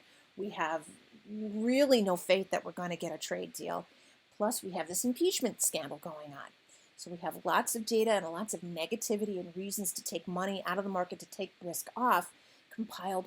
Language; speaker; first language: English; native; English